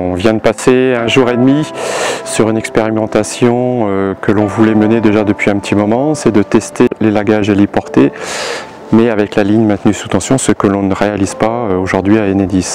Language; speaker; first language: French; native; French